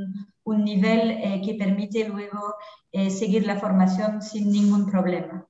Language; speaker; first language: Spanish; non-native, fluent; French